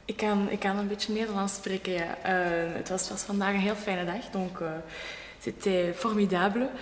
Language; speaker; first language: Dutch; non-native, local second language; French